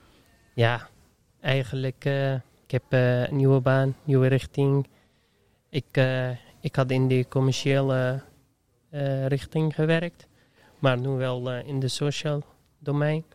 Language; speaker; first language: Dutch; non-native, fluent; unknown